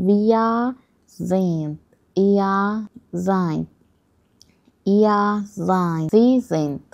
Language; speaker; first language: German; non-native, learner; Persian